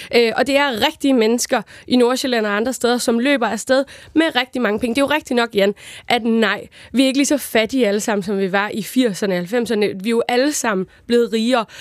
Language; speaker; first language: Danish; native; Danish